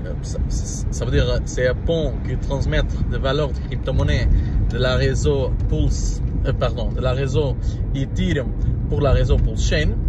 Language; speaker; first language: French; non-native, learner; Portuguese